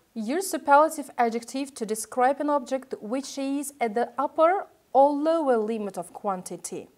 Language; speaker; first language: English; non-native, fluent; Kazakh